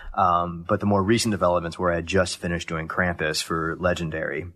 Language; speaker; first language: English; native; English